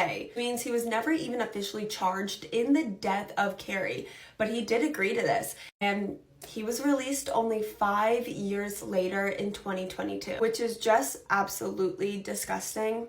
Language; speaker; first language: English; native; English